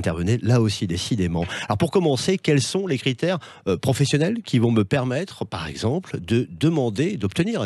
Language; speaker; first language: French; native; French